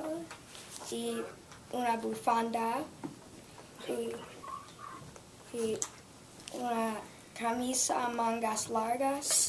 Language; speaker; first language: Spanish; non-native, learner; English